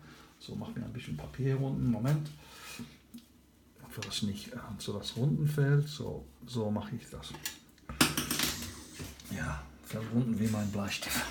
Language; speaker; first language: German; non-native, learner; English